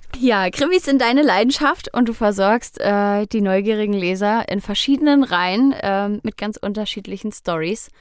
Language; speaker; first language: German; native; German